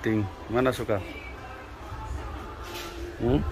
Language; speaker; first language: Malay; non-native, learner; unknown